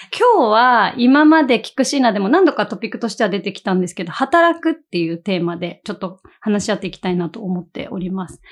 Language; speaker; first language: Japanese; native; Japanese